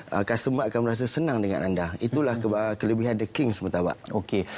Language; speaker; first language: Malay; native; Malay